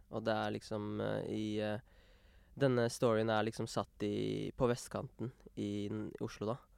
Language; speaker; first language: Norwegian; early bilingual, other home language; Urdu